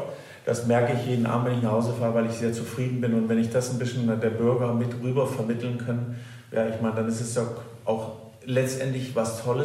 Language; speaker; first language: German; non-native, fluent; Danish